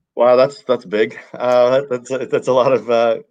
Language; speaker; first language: English; native; English